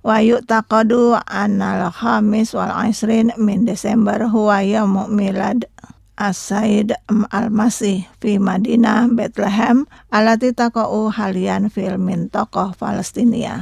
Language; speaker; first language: Arabic; non-native, fluent; Indonesian